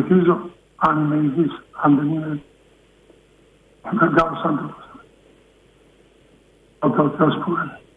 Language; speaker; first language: Greek; non-native, fluent; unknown